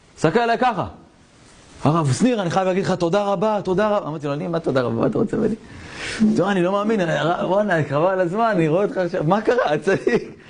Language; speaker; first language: Hebrew; native; Hebrew